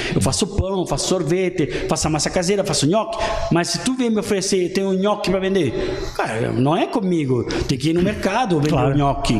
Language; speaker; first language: Portuguese; non-native, fluent; Italian